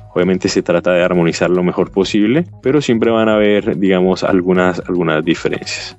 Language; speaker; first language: Spanish; native; Spanish